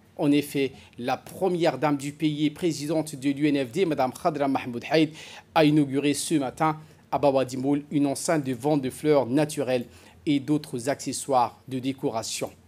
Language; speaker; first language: French; non-native, local second language; Somali